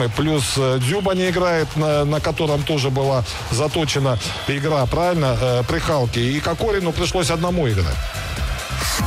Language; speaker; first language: Russian; native; Russian